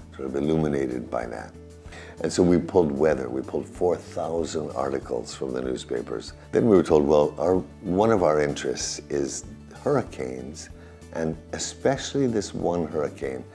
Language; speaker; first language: English; native; English